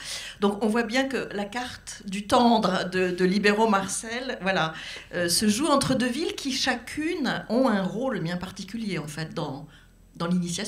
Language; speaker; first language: French; native; French